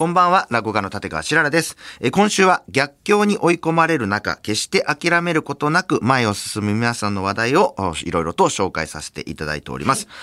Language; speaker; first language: Japanese; native; Japanese